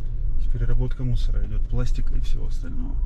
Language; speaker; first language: Russian; native; Russian